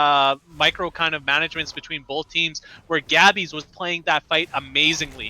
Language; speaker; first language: English; native; English